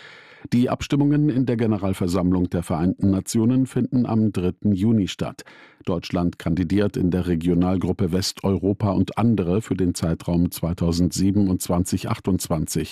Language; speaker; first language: German; native; German